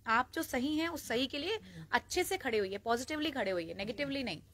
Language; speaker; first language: Hindi; native; Hindi